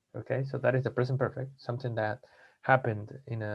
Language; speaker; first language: English; non-native, fluent; Spanish